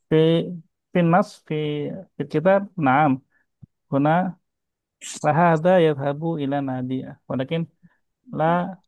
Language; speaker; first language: Arabic; non-native, fluent; Indonesian